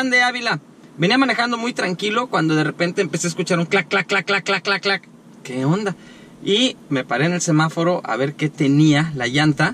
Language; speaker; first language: Spanish; native; Spanish